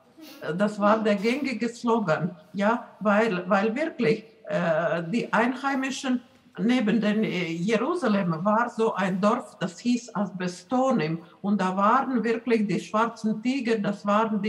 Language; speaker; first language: German; non-native, fluent; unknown